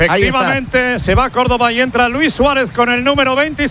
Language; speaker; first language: Spanish; native; Spanish